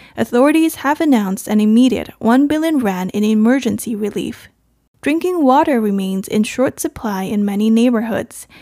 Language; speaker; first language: English; non-native, fluent; Chinese